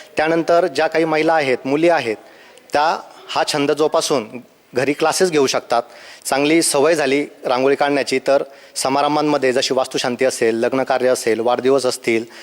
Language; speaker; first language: Marathi; native; Marathi